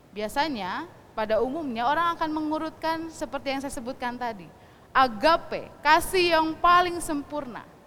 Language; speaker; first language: Indonesian; non-native, local second language; Sundanese